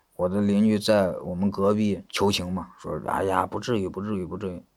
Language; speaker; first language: Chinese; native; Chinese